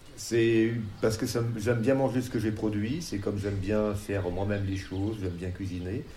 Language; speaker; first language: French; native; French